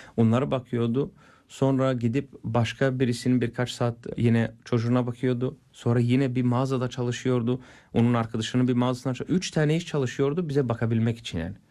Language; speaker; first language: Turkish; non-native, fluent; Bulgarian